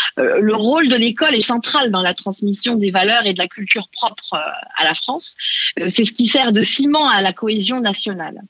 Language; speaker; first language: French; non-native, local second language; Arabic